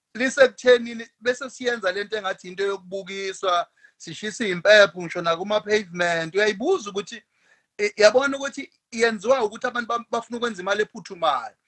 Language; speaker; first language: Zulu; native; Zulu